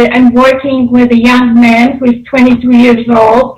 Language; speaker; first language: English; non-native, fluent; Polish